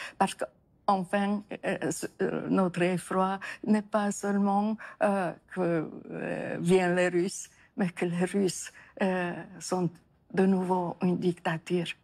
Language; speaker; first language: French; non-native, fluent; Romanian